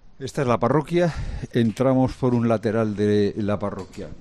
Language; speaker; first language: Spanish; native; Spanish